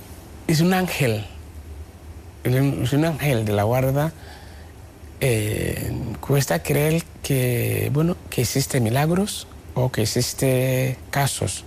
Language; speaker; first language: Spanish; non-native, fluent; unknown